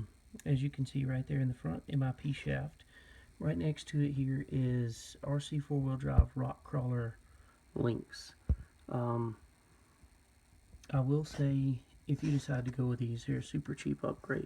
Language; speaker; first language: English; native; English